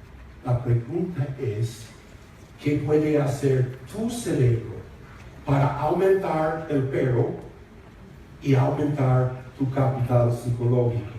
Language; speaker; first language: Spanish; non-native, fluent; English